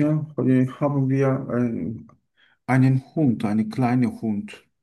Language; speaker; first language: German; non-native, learner; Turkish